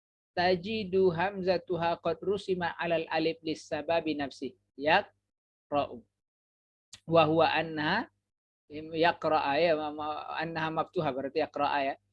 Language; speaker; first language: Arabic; non-native, fluent; Indonesian